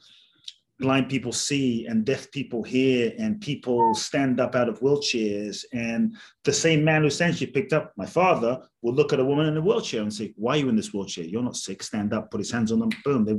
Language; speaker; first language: English; native; English